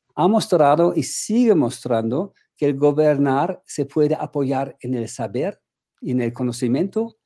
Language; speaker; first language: Spanish; non-native, fluent; German